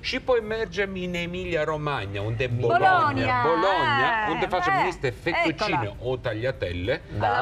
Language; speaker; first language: Romanian; non-native, fluent; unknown